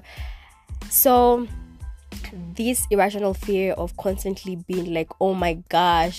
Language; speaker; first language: English; non-native, local second language; Kikuyu